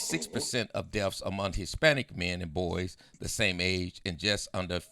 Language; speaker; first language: English; native; English